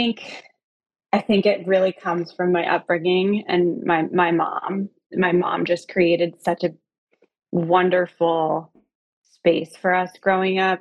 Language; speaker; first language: English; native; English